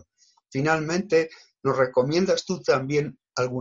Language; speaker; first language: Spanish; native; Spanish